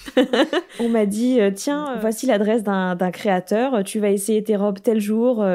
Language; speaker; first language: French; native; French